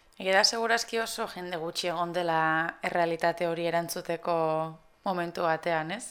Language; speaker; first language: Basque; native; Basque